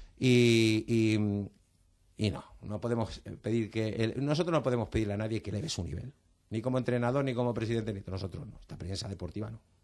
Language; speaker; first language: Spanish; native; Spanish